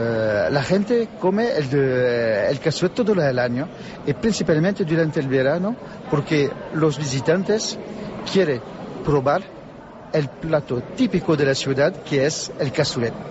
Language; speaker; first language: Spanish; non-native, learner; French